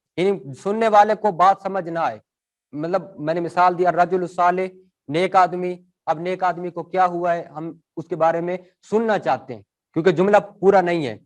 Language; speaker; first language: Urdu; native; Urdu